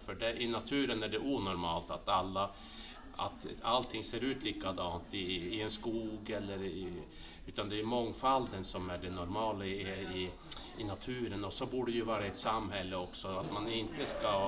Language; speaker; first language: Swedish; native; Swedish